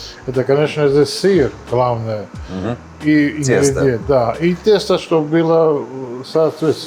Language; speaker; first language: Russian; non-native, learner; Georgian